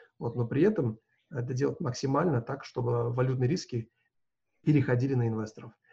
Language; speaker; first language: Russian; non-native, local second language; Uzbek